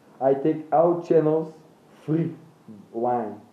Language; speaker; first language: English; non-native, learner; Bulgarian